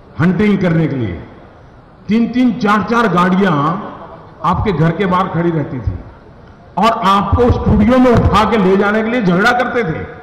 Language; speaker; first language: Hindi; non-native, local second language; Gujarati